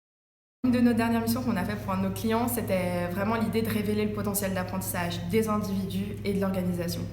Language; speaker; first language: French; native; French